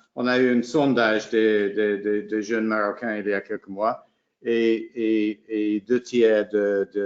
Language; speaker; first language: French; non-native, fluent; English